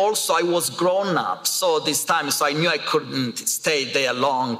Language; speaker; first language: English; non-native, local second language; Kinyarwanda